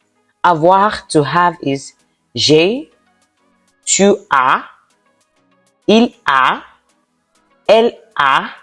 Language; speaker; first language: French; non-native, fluent; Yoruba